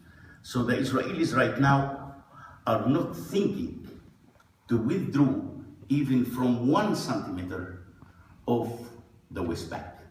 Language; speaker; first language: English; non-native, fluent; Arabic